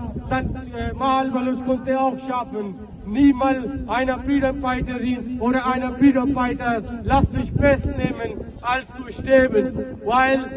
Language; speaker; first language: German; non-native, learner; Baluchi